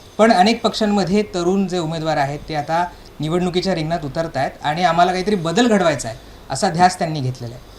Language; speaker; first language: Marathi; native; Marathi